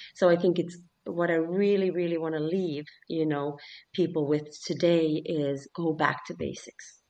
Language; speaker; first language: English; early bilingual, other home language; Swedish